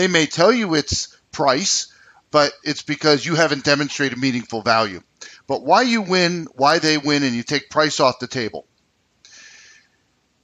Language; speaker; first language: English; native; English